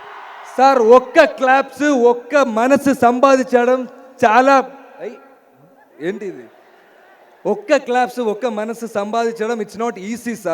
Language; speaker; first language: Telugu; non-native, learner; Malayalam